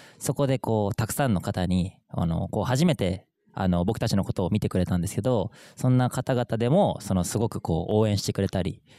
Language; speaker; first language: Japanese; native; Japanese